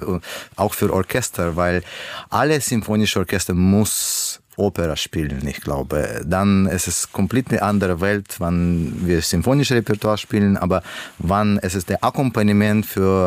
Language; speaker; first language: German; non-native, learner; Russian